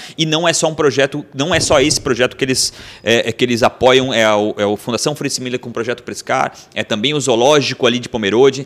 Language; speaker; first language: Portuguese; native; Portuguese